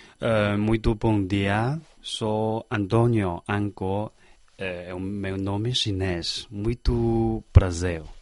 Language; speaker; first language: Portuguese; non-native, learner; Chinese